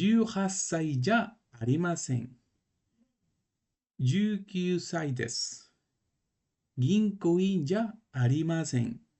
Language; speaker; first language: Japanese; non-native, learner; Spanish